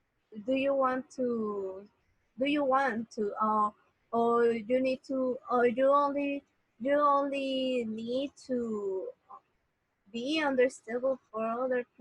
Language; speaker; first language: English; non-native, learner; Spanish